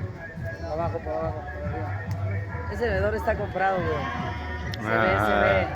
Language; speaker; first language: Spanish; native; Spanish